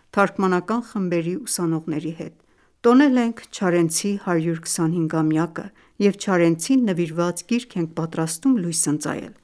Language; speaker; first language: Armenian; native; Armenian